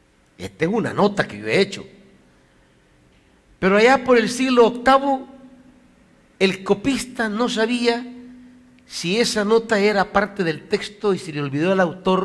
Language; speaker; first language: Spanish; native; Spanish